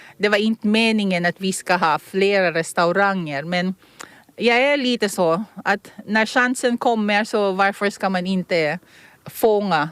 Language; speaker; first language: Swedish; non-native, fluent; Filipino